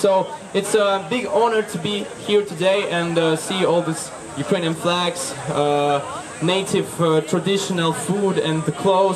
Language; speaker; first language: English; non-native, learner; Ukrainian